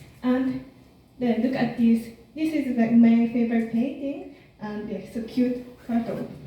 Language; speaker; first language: English; non-native, learner; Japanese